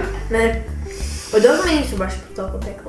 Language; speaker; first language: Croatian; early bilingual, heritage; English